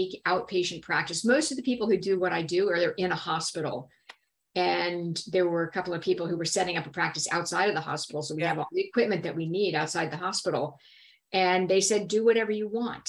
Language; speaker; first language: English; native; English